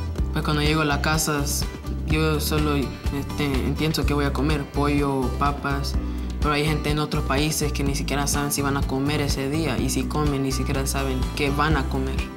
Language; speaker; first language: Spanish; early bilingual, heritage; Spanish